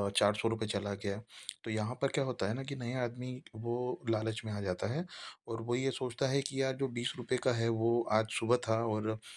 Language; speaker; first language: Hindi; native; Hindi